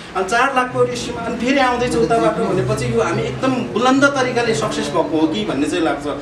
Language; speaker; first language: Nepali; native; Nepali